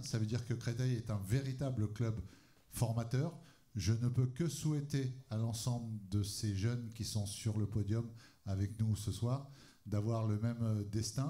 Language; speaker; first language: French; native; French